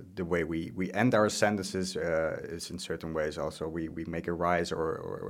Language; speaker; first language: English; non-native, fluent; Dutch